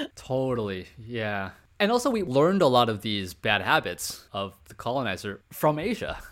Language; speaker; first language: English; early bilingual, other home language; Chinese